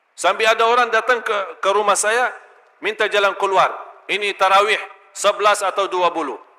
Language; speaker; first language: Malay; non-native, fluent; Arabic